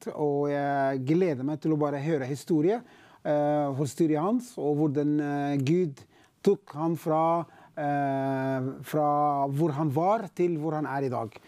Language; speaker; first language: Norwegian; non-native, learner; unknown